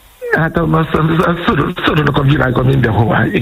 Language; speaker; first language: Hungarian; non-native, learner; Yoruba